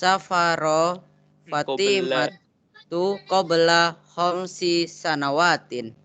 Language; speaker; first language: Arabic; non-native, learner; Indonesian